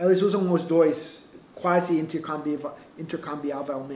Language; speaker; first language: Portuguese; non-native, fluent; English